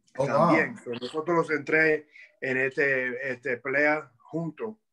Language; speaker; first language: Spanish; early bilingual, heritage; Spanish